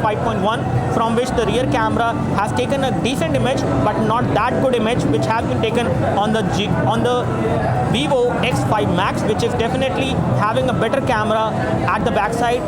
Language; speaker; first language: English; non-native, local second language; Hindi